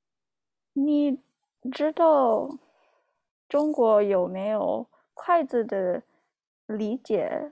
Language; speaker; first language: Chinese; non-native, learner; English